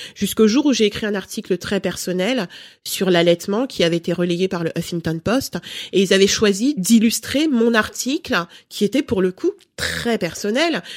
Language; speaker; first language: French; early bilingual, other home language; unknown